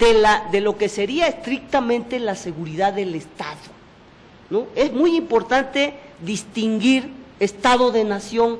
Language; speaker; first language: Spanish; native; Spanish